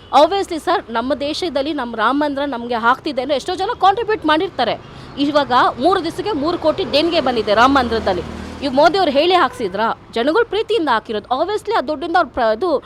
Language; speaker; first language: Kannada; native; Kannada